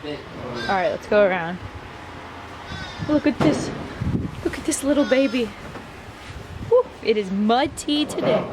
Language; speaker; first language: English; native; English